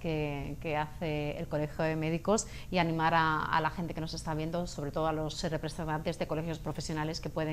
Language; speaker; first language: Spanish; native; Spanish